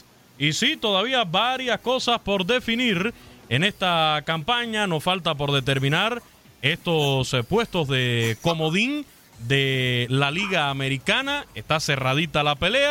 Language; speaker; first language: Spanish; native; Spanish